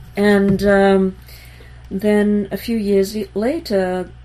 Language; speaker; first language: English; early bilingual, other home language; Hebrew